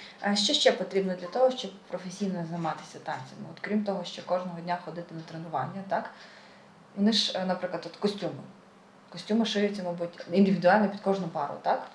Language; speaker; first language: Ukrainian; native; Ukrainian